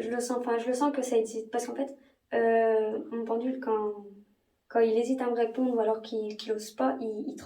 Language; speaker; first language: French; native; French